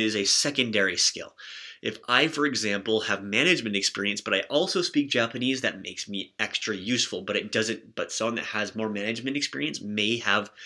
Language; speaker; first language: English; native; English